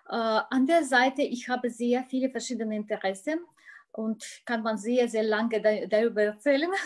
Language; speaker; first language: German; non-native, learner; Russian